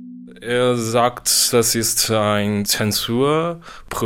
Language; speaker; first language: German; non-native, learner; Chinese